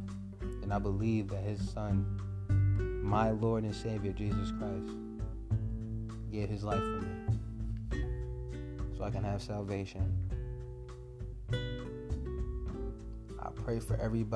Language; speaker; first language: English; native; English